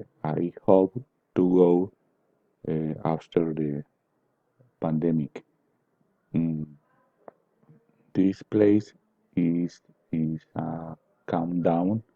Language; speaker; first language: English; non-native, learner; Spanish